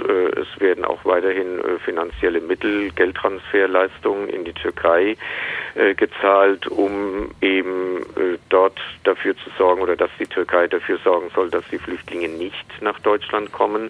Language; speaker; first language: German; native; German